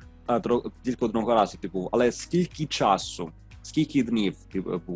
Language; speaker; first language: Ukrainian; non-native, fluent; Italian